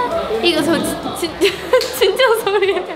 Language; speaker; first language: Korean; non-native, learner; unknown